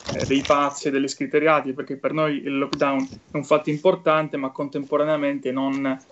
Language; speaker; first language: Italian; native; Italian